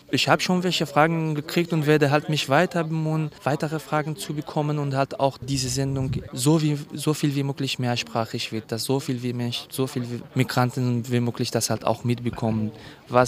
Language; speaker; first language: German; non-native, fluent; Kurdish